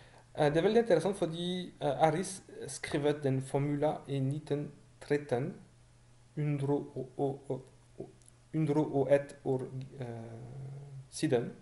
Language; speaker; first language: Norwegian; non-native, fluent; French